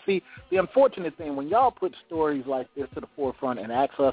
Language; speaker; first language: English; native; English